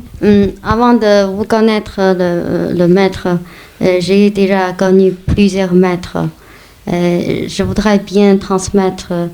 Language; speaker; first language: French; non-native, learner; Chinese